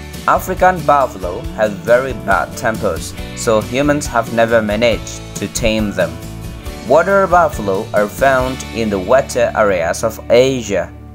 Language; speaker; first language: English; non-native, fluent; Indonesian